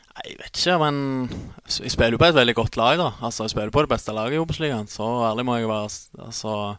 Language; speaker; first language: Norwegian; native; Norwegian